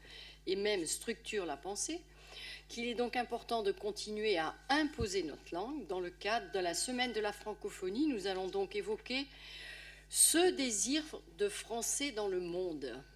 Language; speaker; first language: French; native; French